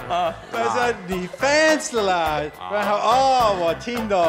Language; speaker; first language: Chinese; non-native, fluent; English